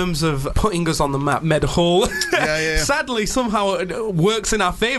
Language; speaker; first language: English; native; English